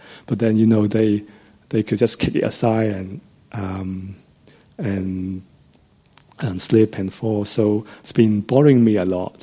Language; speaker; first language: English; non-native, local second language; Cantonese